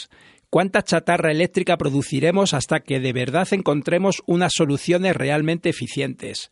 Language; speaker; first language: Spanish; native; Spanish